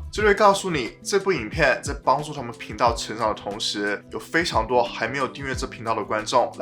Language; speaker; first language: Chinese; native; Chinese